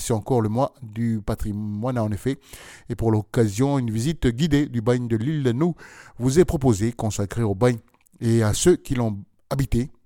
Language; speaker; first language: French; native; French